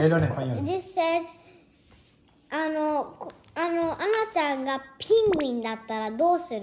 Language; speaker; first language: Japanese; early bilingual, heritage; Japanese